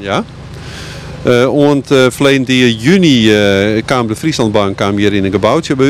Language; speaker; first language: Dutch; native; Dutch